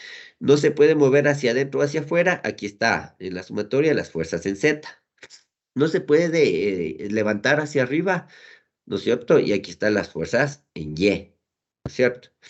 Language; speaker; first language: Spanish; native; Spanish